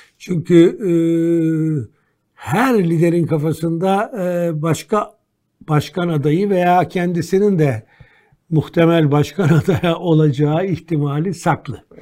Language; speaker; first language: Turkish; native; Turkish